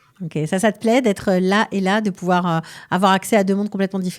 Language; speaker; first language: French; native; French